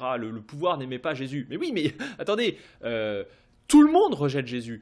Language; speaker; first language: French; native; French